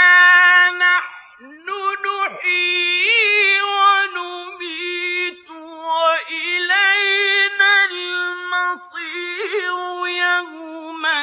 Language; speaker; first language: Arabic; native; Arabic